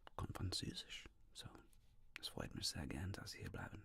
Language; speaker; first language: German; non-native, learner; English